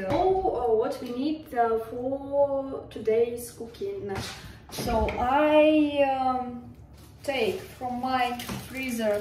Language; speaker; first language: English; non-native, learner; Russian